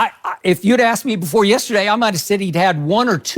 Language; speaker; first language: English; native; English